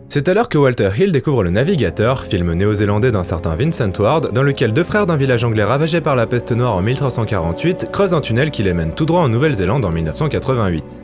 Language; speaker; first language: French; native; French